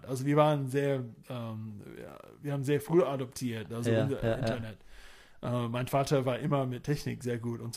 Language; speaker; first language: German; non-native, fluent; English